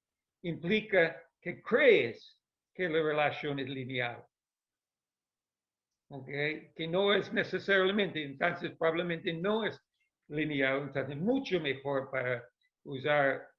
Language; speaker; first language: Spanish; non-native, fluent; English